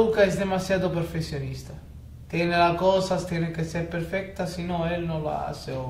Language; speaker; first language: Spanish; non-native, fluent; Italian